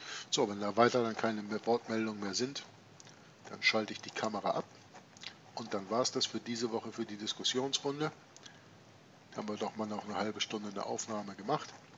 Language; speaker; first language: German; native; German